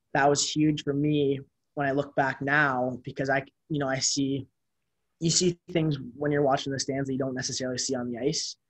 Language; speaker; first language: English; native; English